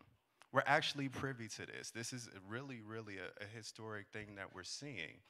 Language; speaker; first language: English; native; English